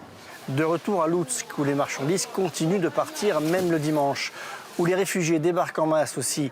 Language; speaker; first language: French; native; French